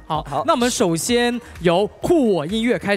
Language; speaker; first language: Chinese; native; Chinese